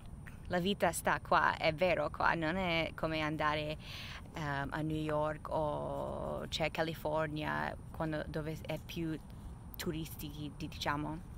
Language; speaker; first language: Italian; non-native, fluent; English